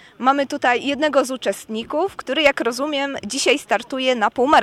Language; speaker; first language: Polish; native; Polish